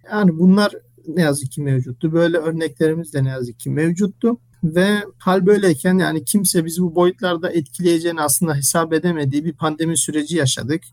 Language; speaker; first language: Turkish; early bilingual, heritage; Turkish